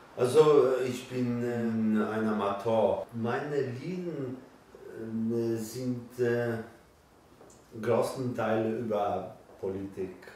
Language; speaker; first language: German; non-native, learner; Polish